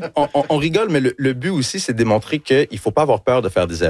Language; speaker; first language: French; early bilingual, other home language; English